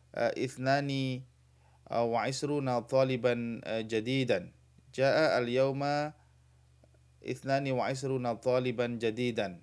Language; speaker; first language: Arabic; non-native, fluent; Indonesian